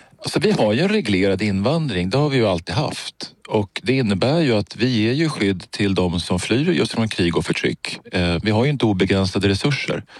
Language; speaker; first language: Swedish; native; Swedish